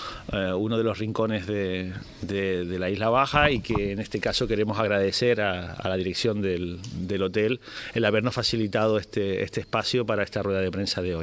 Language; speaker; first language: Spanish; native; Spanish